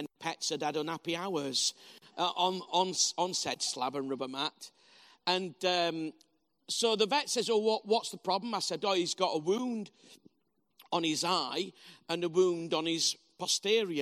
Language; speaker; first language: English; native; English